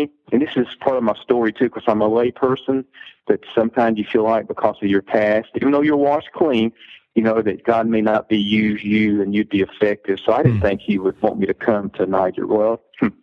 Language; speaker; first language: English; native; English